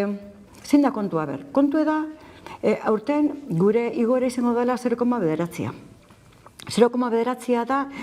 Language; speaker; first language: Basque; native; Basque